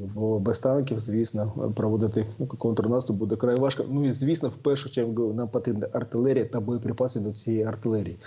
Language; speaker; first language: Ukrainian; native; Ukrainian